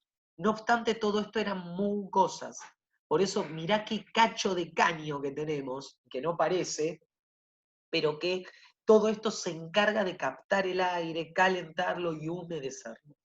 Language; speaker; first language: Spanish; native; Spanish